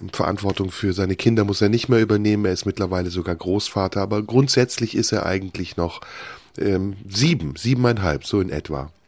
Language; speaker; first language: English; non-native, fluent; Turkish